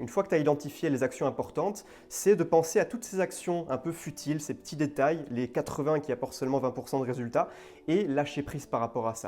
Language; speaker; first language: French; native; French